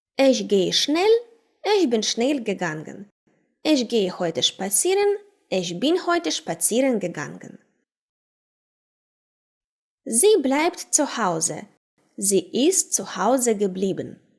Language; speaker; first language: German; non-native, fluent; Ukrainian